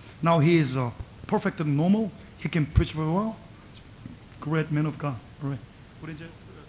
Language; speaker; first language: English; non-native, fluent; Korean